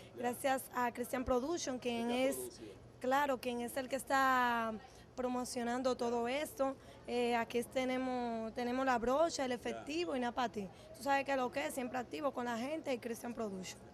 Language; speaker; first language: Spanish; native; Spanish